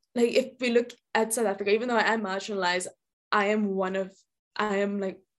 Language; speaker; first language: English; native; English